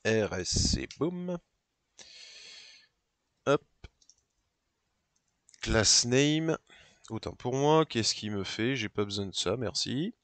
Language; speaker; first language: French; native; French